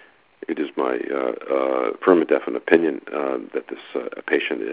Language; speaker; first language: English; native; English